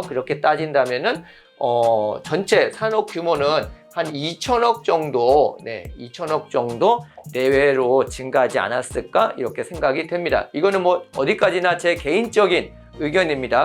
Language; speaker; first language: Korean; native; Korean